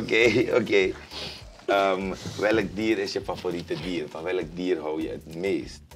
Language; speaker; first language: Dutch; native; Dutch